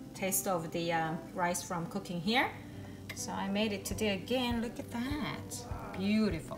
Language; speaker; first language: English; non-native, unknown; Korean